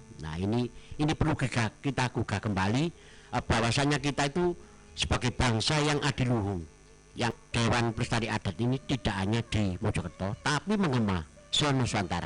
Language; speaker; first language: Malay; non-native, local second language; Javanese